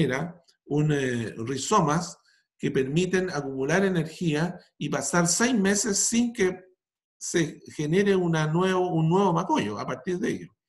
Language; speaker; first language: Spanish; native; Spanish